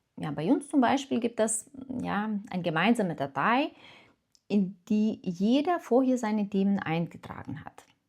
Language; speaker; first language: German; non-native, fluent; Lithuanian